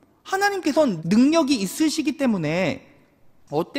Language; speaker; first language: Korean; native; Korean